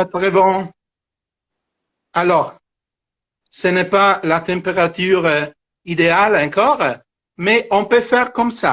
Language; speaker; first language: French; non-native, fluent; Italian